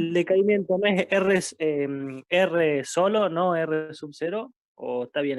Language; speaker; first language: Spanish; native; Spanish